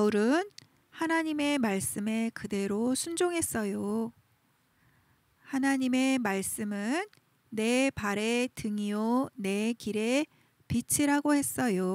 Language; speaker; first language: Korean; native; Korean